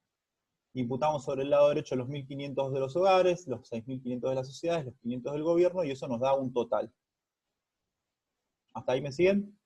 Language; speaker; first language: Spanish; native; Spanish